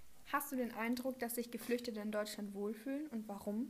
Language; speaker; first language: German; native; German